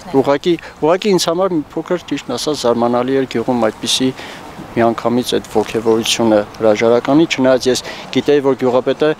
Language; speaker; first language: Armenian; native; Armenian